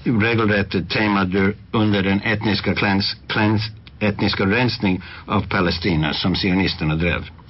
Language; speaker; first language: Swedish; non-native, fluent; English